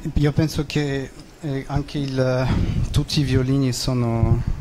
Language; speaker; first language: Italian; non-native, fluent; French